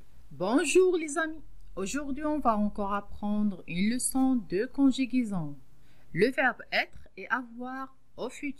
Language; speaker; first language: French; non-native, local second language; Arabic